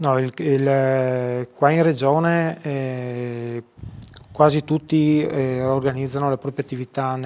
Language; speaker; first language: Italian; native; Italian